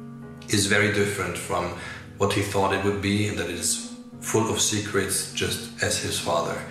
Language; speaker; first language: English; non-native, fluent; German